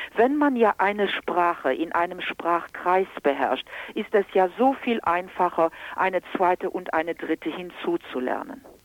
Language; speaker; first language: German; non-native, local second language; Luxembourgish